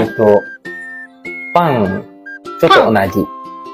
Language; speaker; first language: Japanese; non-native, learner; Malay